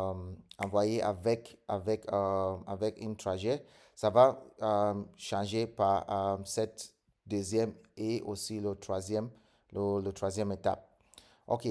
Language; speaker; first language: French; non-native, fluent; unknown